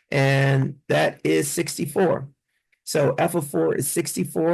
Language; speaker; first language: English; native; English